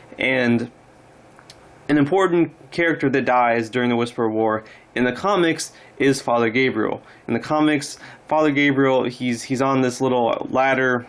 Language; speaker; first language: English; native; English